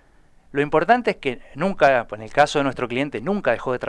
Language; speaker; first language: Spanish; native; Spanish